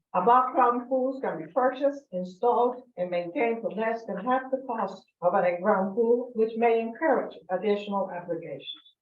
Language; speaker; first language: English; non-native, fluent; Spanish